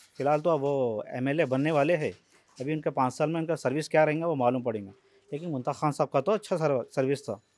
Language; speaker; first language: Hindi; non-native, local second language; Urdu